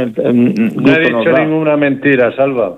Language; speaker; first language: Spanish; native; Spanish